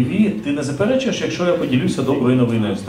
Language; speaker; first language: Ukrainian; native; Ukrainian